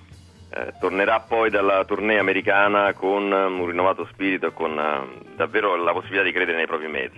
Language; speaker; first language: Italian; native; Italian